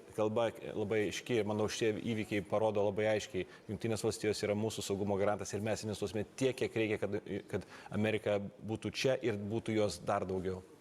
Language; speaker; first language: Lithuanian; native; Lithuanian